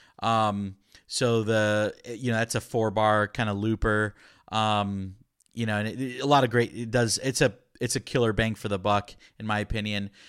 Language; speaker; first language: English; early bilingual, other home language; Spanish